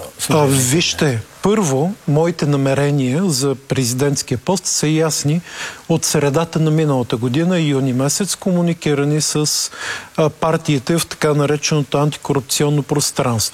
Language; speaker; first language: Bulgarian; native; Bulgarian